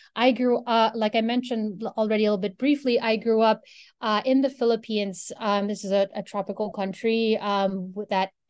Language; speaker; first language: English; non-native, local second language; Filipino